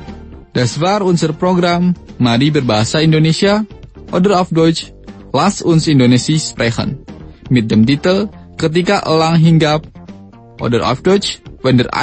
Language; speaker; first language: German; non-native, fluent; Indonesian